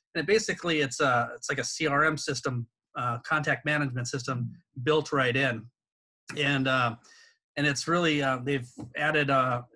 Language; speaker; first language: English; native; English